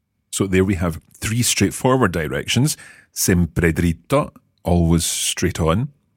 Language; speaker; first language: English; native; English